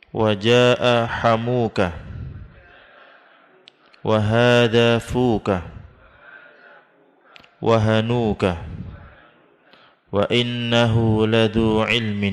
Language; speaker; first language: Arabic; non-native, fluent; Indonesian